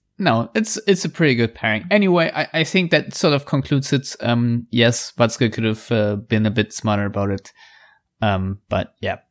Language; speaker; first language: English; non-native, fluent; German